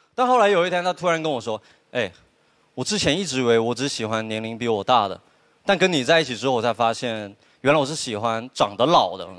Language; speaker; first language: Chinese; native; Chinese